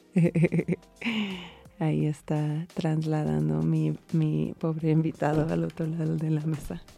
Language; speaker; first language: Spanish; non-native, fluent; English